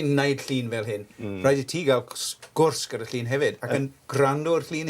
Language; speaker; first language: Welsh; native; Welsh